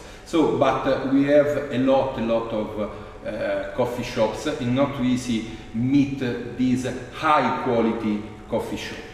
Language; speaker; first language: English; non-native, fluent; Italian